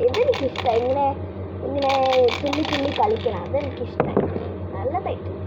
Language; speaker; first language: Malayalam; early bilingual, heritage; Malayalam